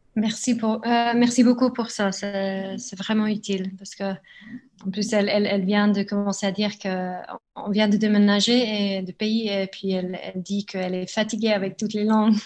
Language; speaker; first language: French; non-native, fluent; Spanish